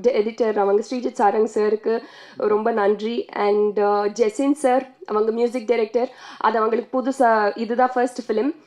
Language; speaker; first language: Tamil; non-native, learner; Telugu